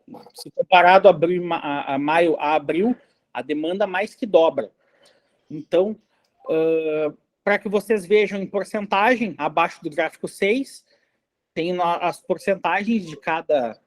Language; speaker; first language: Portuguese; native; Portuguese